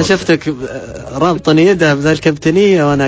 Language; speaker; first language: Arabic; native; Arabic